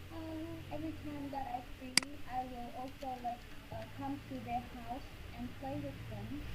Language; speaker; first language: English; non-native, learner; Vietnamese